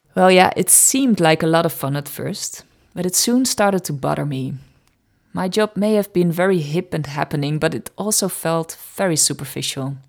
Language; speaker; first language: English; non-native, fluent; Dutch